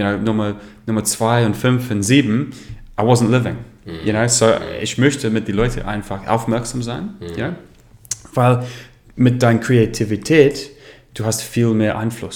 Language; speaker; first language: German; non-native, learner; English